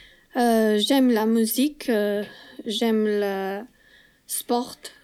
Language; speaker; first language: French; non-native, learner; Albanian